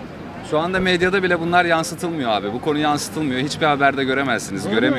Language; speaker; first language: Turkish; native; Turkish